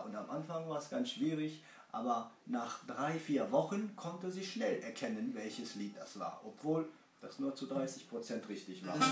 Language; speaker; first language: German; early bilingual, other home language; Kurdish